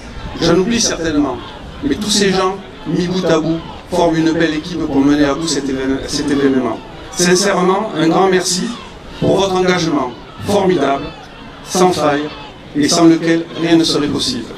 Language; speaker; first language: French; native; French